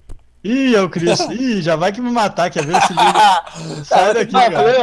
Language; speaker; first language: Portuguese; native; Portuguese